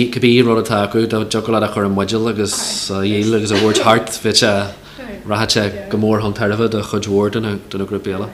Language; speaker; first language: Irish; non-native, local second language; English